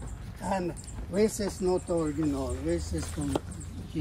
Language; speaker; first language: English; non-native, fluent; Swedish